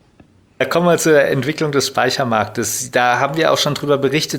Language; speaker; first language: German; native; German